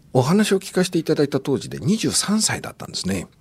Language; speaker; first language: Japanese; native; Japanese